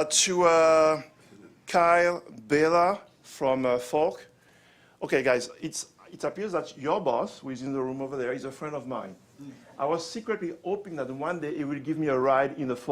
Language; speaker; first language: English; non-native, fluent; French